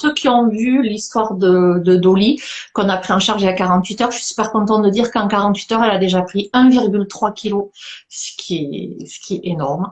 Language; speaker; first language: French; native; French